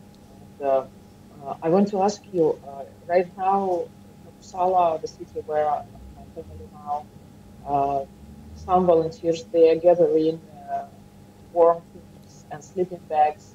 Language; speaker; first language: English; non-native, learner; Ukrainian